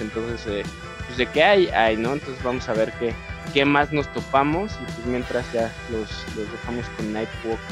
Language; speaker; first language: Spanish; native; Spanish